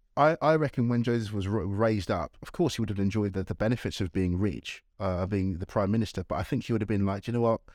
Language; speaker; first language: English; native; English